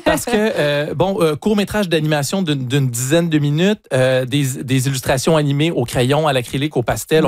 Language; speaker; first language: French; native; French